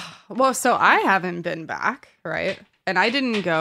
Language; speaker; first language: English; native; English